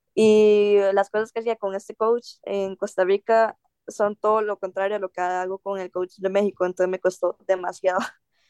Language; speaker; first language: Spanish; native; Spanish